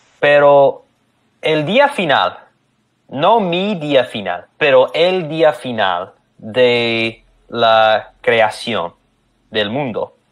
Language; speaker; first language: Spanish; non-native, fluent; English